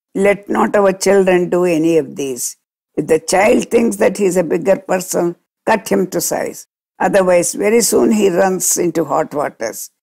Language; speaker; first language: English; non-native, local second language; Telugu